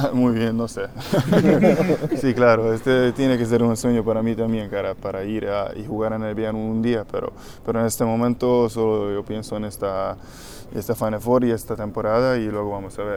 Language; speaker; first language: Spanish; non-native, learner; Hungarian